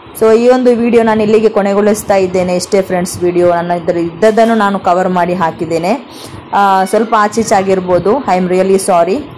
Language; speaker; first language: Kannada; non-native, local second language; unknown